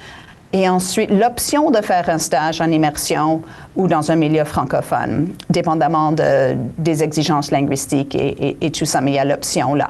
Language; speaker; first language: French; native; French